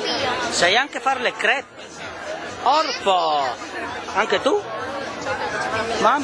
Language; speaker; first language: Italian; native; Italian